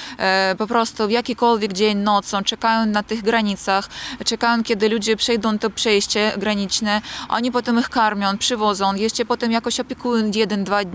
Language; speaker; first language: Polish; non-native, fluent; Ukrainian